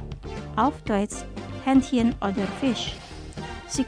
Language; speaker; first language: German; non-native, fluent; Indonesian